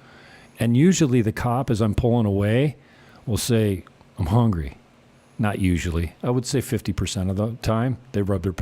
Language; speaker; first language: English; native; English